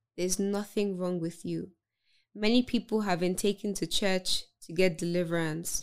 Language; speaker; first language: English; non-native, local second language; Yoruba